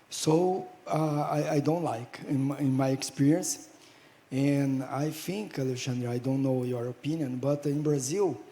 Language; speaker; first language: English; non-native, fluent; Portuguese